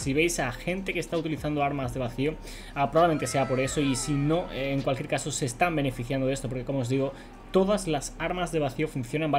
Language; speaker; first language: Spanish; native; Spanish